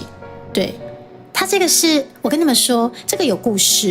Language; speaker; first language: Chinese; native; Chinese